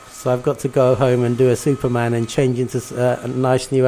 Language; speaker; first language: English; early bilingual, other home language; Bangla